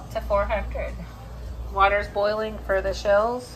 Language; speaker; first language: English; native; English